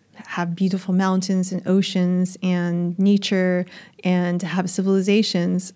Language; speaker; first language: English; native; English